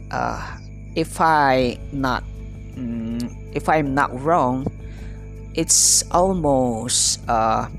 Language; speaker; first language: English; non-native, learner; Indonesian